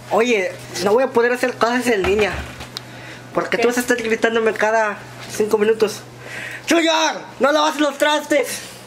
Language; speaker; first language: Spanish; early bilingual, heritage; Spanish